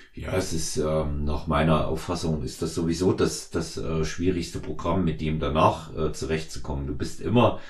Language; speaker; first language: German; native; German